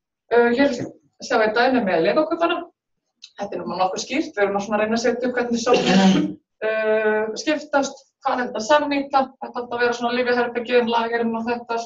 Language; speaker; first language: Icelandic; native; Icelandic